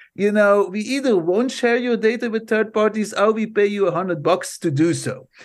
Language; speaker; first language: English; non-native, fluent; Dutch